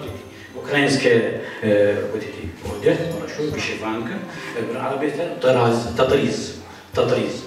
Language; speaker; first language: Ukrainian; non-native, learner; Arabic